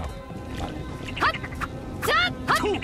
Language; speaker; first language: Spanish; native; Spanish